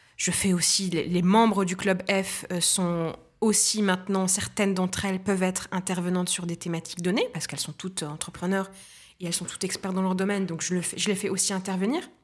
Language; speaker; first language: French; non-native, local second language; Arabic